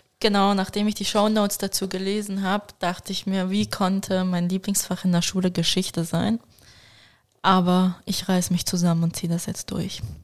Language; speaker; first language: German; early bilingual, other home language; Turkish